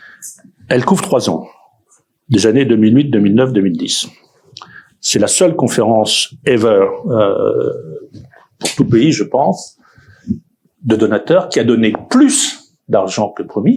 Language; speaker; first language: French; native; French